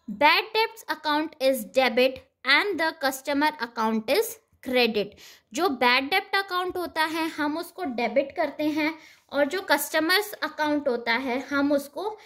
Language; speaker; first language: Hindi; native; Hindi